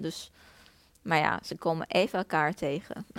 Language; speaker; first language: Dutch; non-native, fluent; Persian